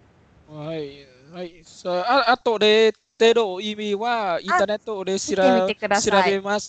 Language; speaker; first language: Japanese; non-native, learner; Vietnamese